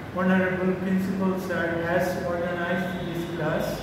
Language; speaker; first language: English; non-native, local second language; Bangla